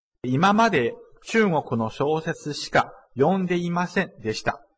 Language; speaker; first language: Japanese; non-native, fluent; Chinese